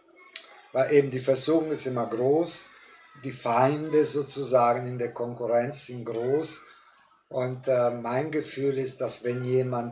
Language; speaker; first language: German; non-native, fluent; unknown